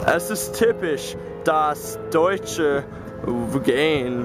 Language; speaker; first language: German; non-native, learner; English